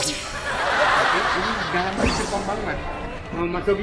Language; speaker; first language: Indonesian; early bilingual, other home language; Japanese